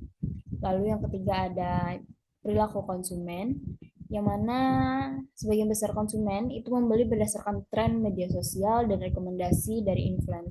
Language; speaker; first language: Indonesian; native; Indonesian